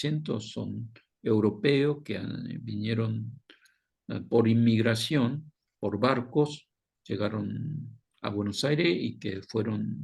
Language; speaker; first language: Spanish; non-native, fluent; Korean